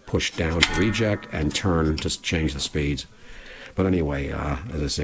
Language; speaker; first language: English; native; English